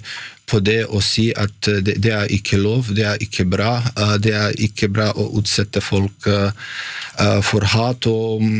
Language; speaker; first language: Norwegian; non-native, fluent; Bosnian